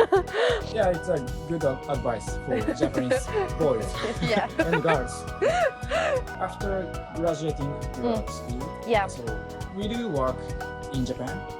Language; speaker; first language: English; non-native, fluent; Japanese